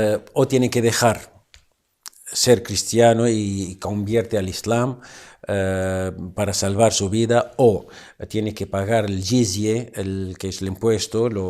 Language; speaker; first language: Spanish; non-native, fluent; Arabic